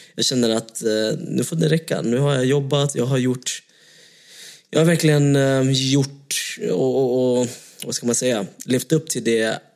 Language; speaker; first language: Swedish; early bilingual, other home language; Vietnamese